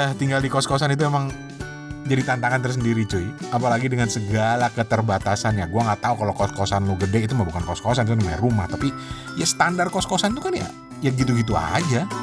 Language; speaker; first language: Indonesian; native; Indonesian